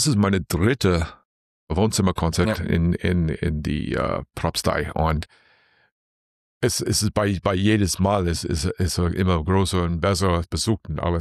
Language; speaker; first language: German; non-native, learner; English